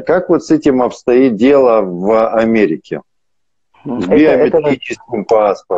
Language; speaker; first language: Russian; native; Russian